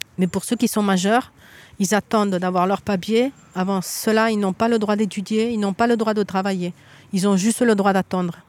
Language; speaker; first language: French; native; French